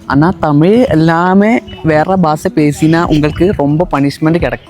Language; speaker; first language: Tamil; non-native, learner; Malayalam